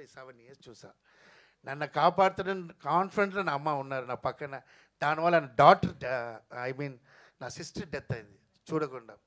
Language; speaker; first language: Telugu; non-native, local second language; Tamil